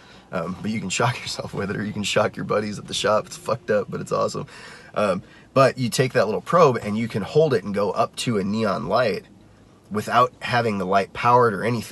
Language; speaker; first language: English; native; English